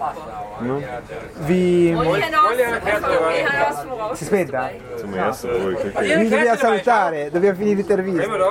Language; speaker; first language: Italian; native; Italian